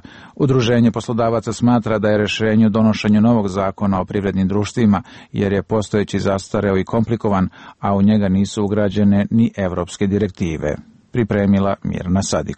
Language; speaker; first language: Serbian; native; Serbian